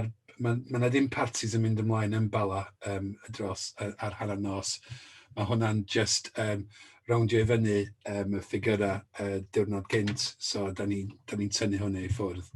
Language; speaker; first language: Welsh; native; Welsh